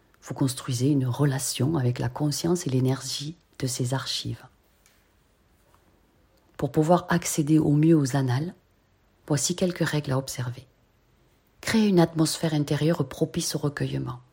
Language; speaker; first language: French; native; French